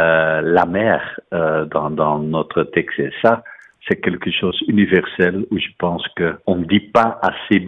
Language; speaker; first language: French; non-native, fluent; Dutch